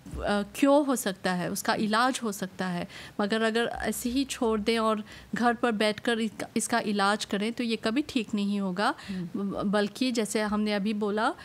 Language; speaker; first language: Hindi; non-native, local second language; Morisyen